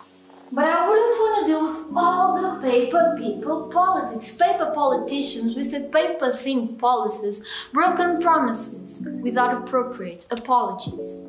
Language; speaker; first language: English; non-native, learner; Portuguese